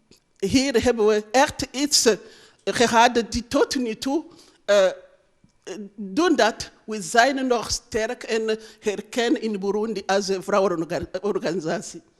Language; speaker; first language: Dutch; non-native, learner; Rundi